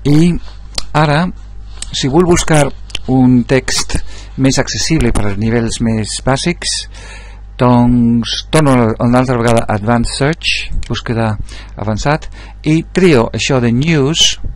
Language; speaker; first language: Catalan; non-native, local second language; Spanish